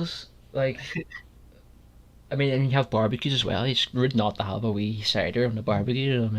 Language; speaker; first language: English; native; English